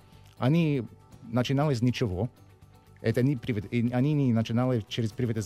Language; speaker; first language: Russian; non-native, learner; English